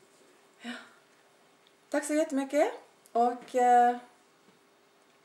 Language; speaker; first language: Swedish; non-native, fluent; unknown